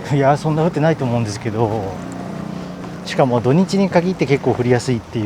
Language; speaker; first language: Japanese; native; Japanese